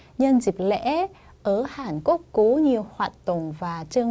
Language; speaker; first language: Vietnamese; non-native, fluent; Korean